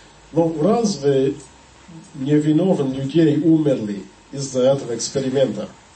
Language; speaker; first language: Russian; non-native, fluent; English